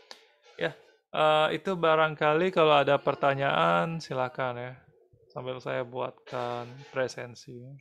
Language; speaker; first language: Indonesian; native; Indonesian